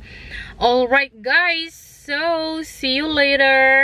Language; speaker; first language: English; non-native, local second language; Filipino